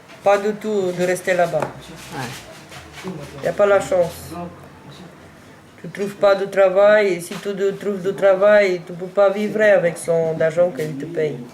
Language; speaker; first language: French; non-native, learner; Romanian